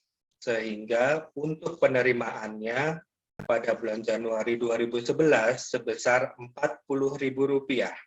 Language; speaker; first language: Indonesian; native; Indonesian